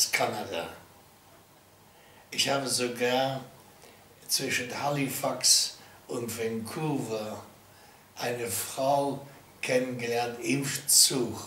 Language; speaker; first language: German; non-native, local second language; Luxembourgish